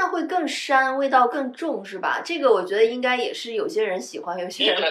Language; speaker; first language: Chinese; native; Chinese